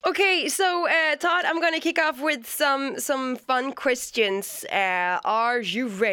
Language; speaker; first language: English; non-native, fluent; Swedish